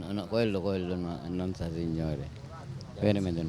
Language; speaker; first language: Italian; non-native, learner; Sinhala